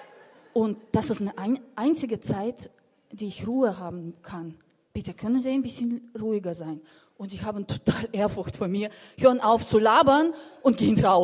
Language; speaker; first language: German; non-native, fluent; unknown